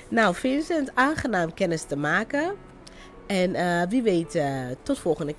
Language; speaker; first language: Dutch; non-native, fluent; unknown